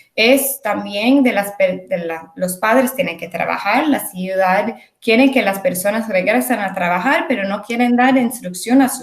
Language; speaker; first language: Spanish; early bilingual, heritage; English